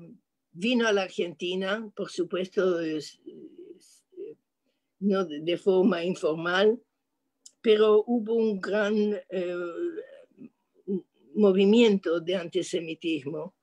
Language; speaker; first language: Spanish; non-native, fluent; French